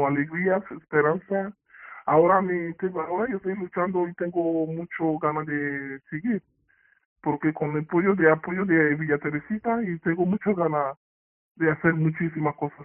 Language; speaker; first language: Spanish; non-native, learner; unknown